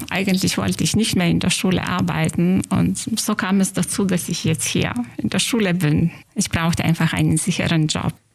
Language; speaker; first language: German; non-native, fluent; Lithuanian